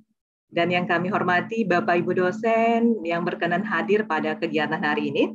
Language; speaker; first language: Indonesian; native; Indonesian